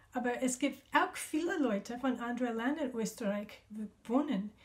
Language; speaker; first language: German; non-native, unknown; English